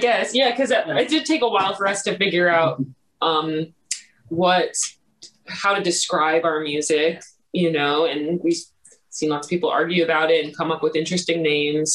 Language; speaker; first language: English; native; English